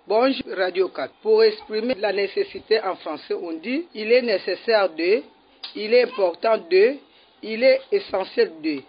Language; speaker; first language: French; non-native, learner; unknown